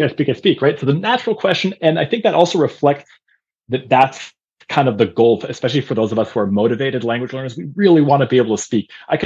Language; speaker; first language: English; non-native, fluent; German